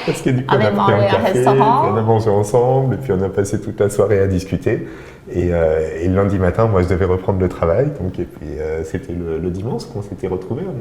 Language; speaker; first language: French; native; French